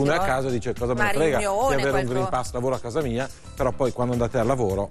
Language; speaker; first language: Italian; native; Italian